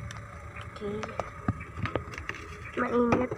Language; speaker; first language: English; non-native, local second language; Filipino